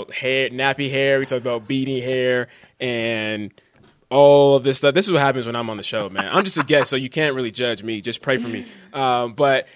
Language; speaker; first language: English; native; English